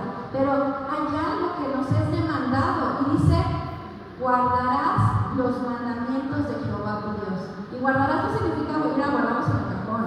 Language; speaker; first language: Spanish; native; Spanish